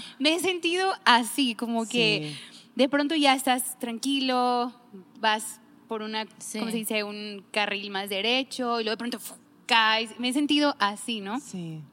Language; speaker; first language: Spanish; native; Spanish